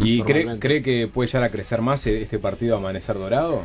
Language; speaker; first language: Spanish; native; Spanish